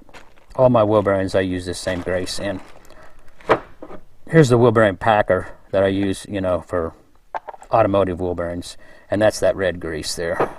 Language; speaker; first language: English; native; English